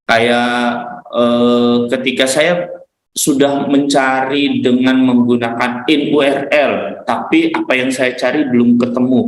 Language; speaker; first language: Indonesian; native; Indonesian